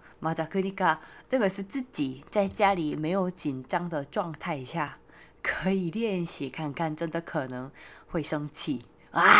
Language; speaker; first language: Chinese; non-native, fluent; Korean